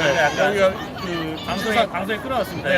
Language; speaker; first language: Korean; native; Korean